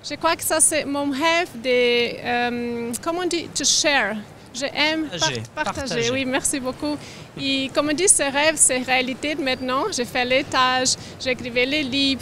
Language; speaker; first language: French; non-native, learner; Portuguese